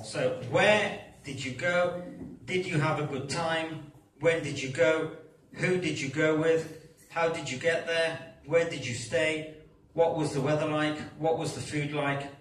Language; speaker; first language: English; non-native, fluent; Italian